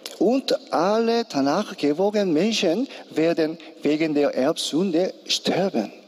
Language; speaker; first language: German; non-native, learner; Korean